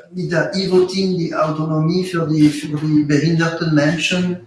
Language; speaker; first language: German; non-native, local second language; French